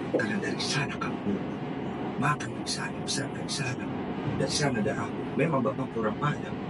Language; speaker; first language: Indonesian; native; Indonesian